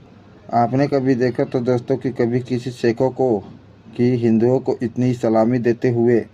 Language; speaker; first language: Hindi; native; Hindi